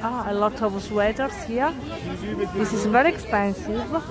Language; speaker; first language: English; non-native, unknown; Italian